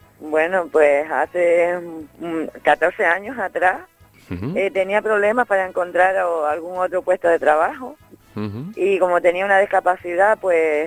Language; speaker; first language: Spanish; native; Spanish